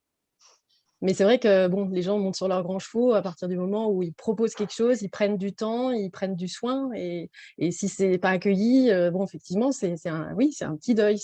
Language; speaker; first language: French; native; French